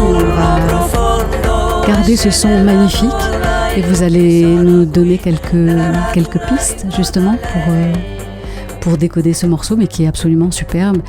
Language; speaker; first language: French; native; French